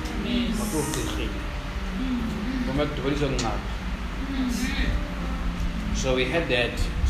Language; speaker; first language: English; non-native, local second language; Zulu